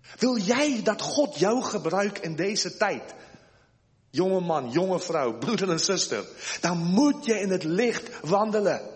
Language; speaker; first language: Dutch; early bilingual, heritage; Dutch